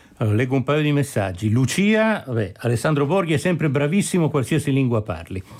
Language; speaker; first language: Italian; native; Italian